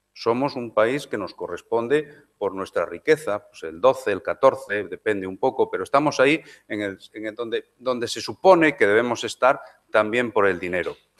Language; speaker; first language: Spanish; non-native, local second language; Galician